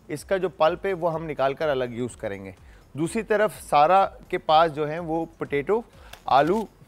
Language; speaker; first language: Urdu; native; Urdu